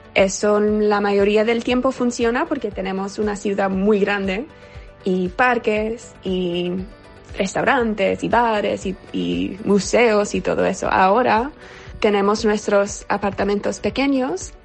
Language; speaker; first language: Spanish; non-native, fluent; English